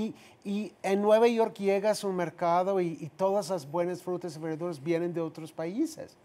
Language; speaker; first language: Spanish; non-native, fluent; English